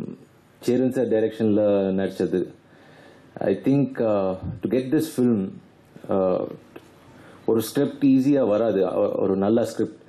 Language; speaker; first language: Tamil; non-native, learner; Telugu